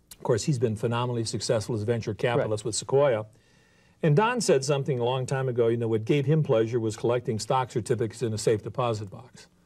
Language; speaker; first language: English; native; English